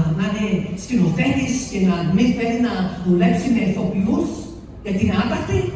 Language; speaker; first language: Greek; early bilingual, heritage; Greek